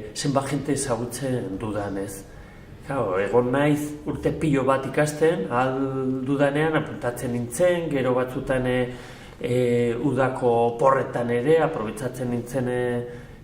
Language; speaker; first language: Basque; non-native, local second language; Spanish